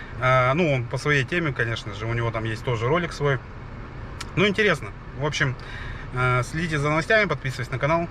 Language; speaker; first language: Russian; native; Russian